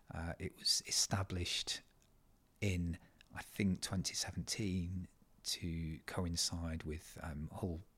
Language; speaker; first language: English; native; English